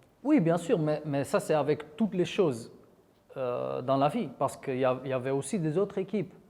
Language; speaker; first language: French; non-native, fluent; Dutch